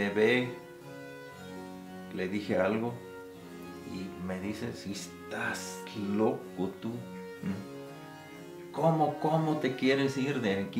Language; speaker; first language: Spanish; non-native, fluent; German